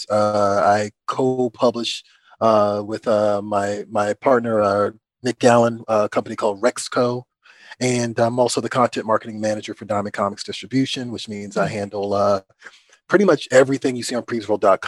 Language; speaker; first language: English; native; English